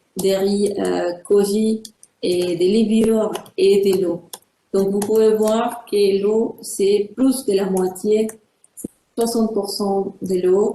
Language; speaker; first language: French; non-native, fluent; Spanish